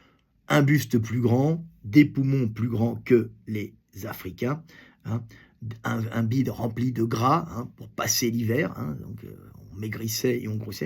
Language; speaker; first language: French; native; French